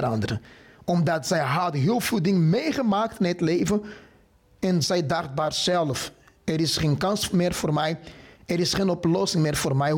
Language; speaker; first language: Dutch; non-native, fluent; Portuguese